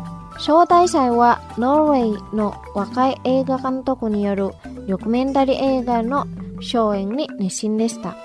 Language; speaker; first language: Japanese; non-native, fluent; Indonesian